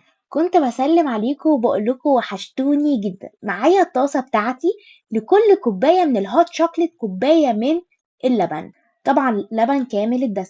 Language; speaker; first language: Arabic; native; Arabic